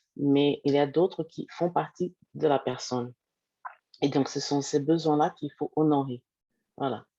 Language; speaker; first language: French; non-native, fluent; Portuguese